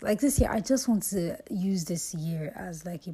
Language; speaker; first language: English; non-native, local second language; Yoruba